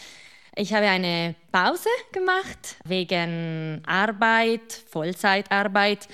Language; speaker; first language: German; non-native, fluent; Italian